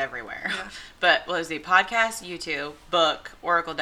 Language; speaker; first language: English; native; English